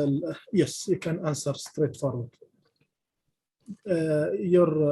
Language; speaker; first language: English; non-native, fluent; Arabic